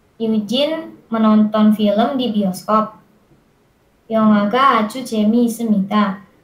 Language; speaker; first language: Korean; non-native, learner; Indonesian